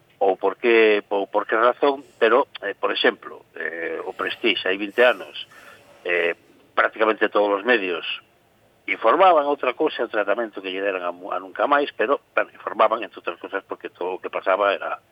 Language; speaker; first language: Galician; native; Galician